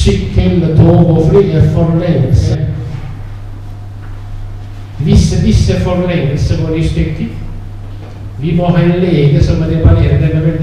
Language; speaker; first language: Norwegian; non-native, fluent; Italian